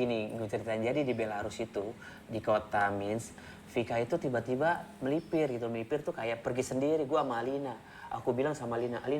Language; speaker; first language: Indonesian; native; Indonesian